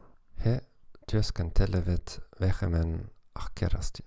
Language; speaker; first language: Finnish; non-native, fluent; German